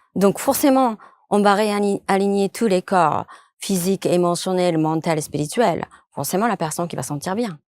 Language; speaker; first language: French; non-native, fluent; Japanese